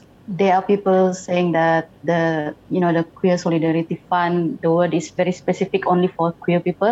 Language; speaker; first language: English; non-native, local second language; Malay